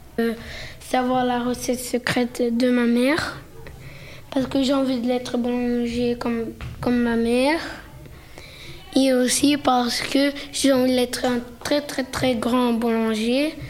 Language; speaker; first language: French; early bilingual, other home language; Portuguese